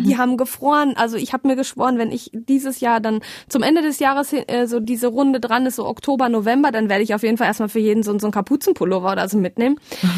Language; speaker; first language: German; native; German